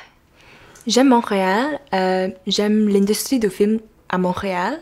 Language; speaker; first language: French; non-native, local second language; English